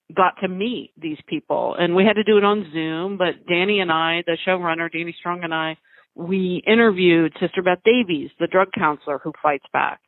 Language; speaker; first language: English; native; English